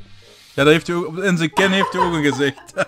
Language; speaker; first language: Dutch; native; Dutch